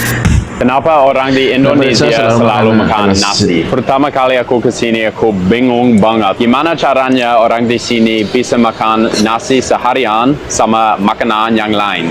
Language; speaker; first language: Indonesian; non-native, fluent; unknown